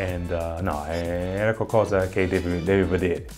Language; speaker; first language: Italian; non-native, fluent; English